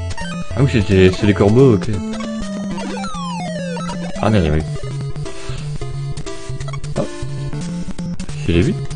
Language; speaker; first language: French; native; French